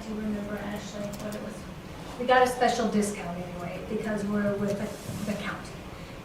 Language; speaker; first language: English; native; English